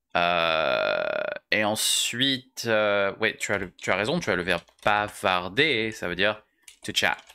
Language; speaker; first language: French; native; French